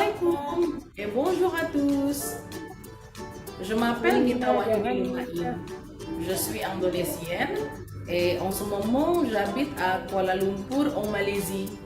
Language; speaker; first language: French; non-native, fluent; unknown